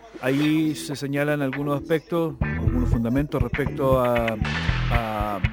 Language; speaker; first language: Spanish; native; Spanish